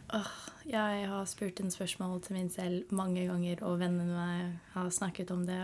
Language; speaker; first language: Norwegian; early bilingual, heritage; Norwegian